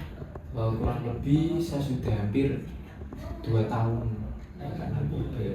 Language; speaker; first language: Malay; non-native, fluent; Indonesian